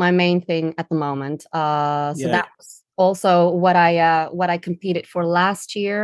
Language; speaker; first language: English; non-native, fluent; Dutch